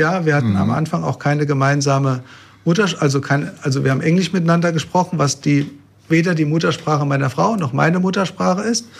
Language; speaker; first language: German; native; German